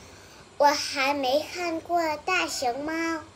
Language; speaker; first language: Chinese; non-native, learner; Vietnamese